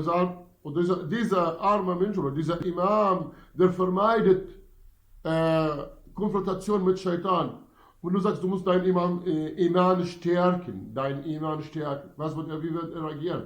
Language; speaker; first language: German; non-native, fluent; Arabic